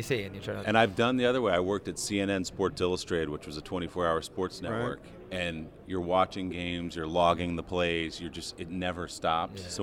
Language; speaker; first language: English; native; English